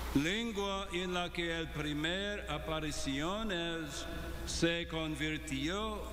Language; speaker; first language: Spanish; non-native, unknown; English